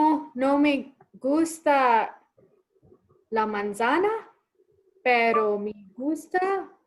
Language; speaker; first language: Spanish; non-native, learner; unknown